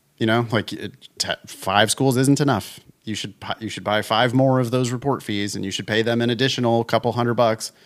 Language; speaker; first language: English; native; English